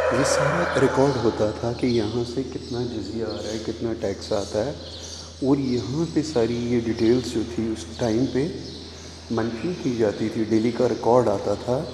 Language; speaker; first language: Urdu; non-native, local second language; Punjabi